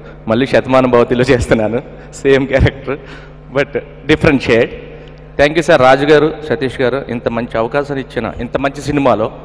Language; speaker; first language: Telugu; native; Telugu